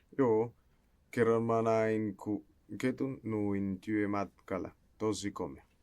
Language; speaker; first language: Finnish; non-native, learner; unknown